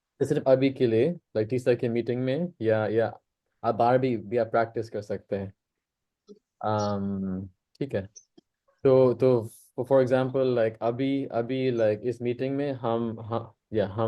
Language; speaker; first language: Hindi; non-native, local second language; English